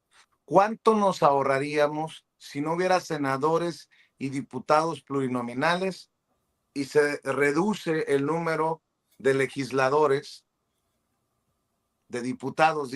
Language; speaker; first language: Spanish; native; Spanish